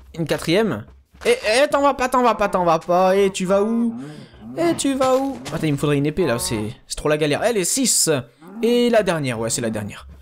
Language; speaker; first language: French; native; French